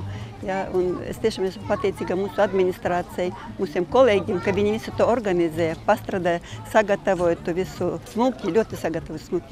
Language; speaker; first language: Latvian; non-native, local second language; Russian